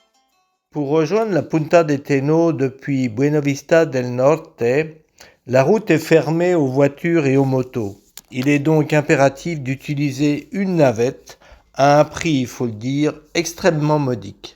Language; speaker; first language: French; native; French